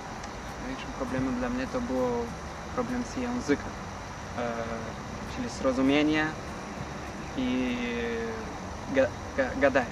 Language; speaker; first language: Polish; non-native, learner; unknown